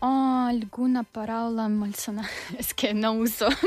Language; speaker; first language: Catalan; non-native, learner; Russian